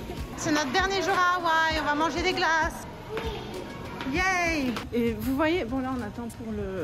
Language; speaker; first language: French; native; French